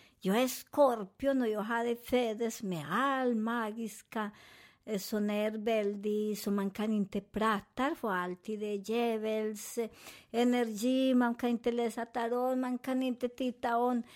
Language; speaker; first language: Swedish; non-native, fluent; Spanish